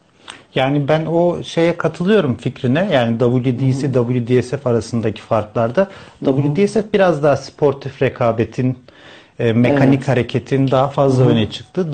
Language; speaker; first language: Turkish; native; Turkish